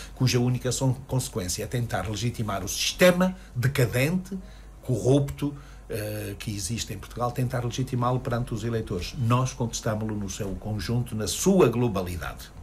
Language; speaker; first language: Portuguese; native; Portuguese